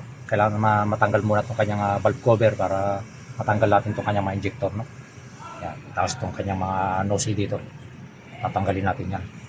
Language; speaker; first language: Filipino; native; Filipino